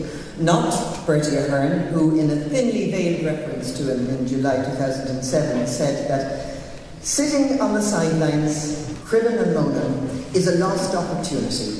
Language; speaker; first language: English; native; English